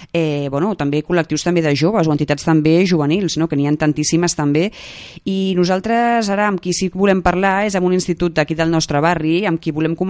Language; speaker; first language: Catalan; native; Catalan